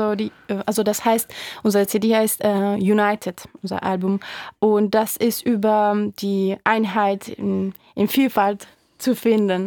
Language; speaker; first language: German; non-native, fluent; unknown